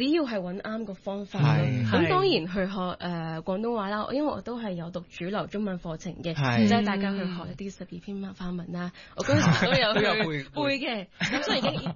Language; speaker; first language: Cantonese; early bilingual, other home language; Punjabi